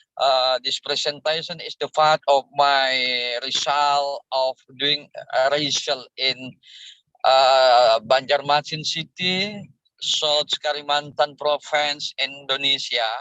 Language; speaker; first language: English; non-native, learner; Indonesian